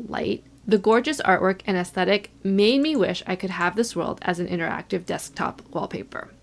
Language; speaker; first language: English; native; English